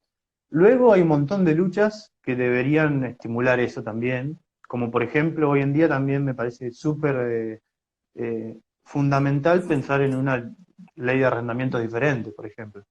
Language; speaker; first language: Spanish; native; Spanish